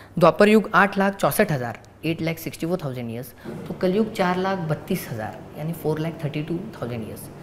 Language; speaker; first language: Hindi; non-native, local second language; Marathi